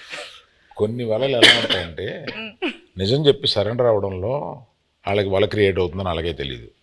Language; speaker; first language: Telugu; native; Telugu